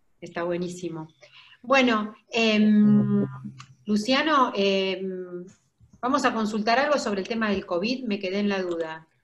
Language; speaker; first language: Spanish; native; Spanish